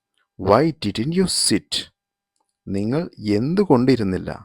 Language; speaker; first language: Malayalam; native; Malayalam